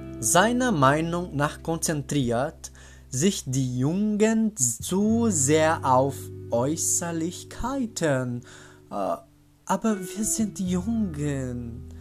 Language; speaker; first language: German; non-native, learner; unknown